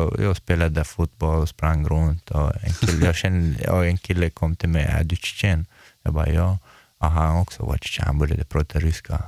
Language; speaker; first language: Swedish; non-native, fluent; Chechen